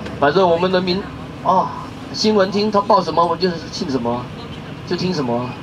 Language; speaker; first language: Chinese; non-native, fluent; Vietnamese